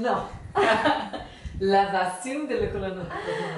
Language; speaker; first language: French; non-native, learner; Portuguese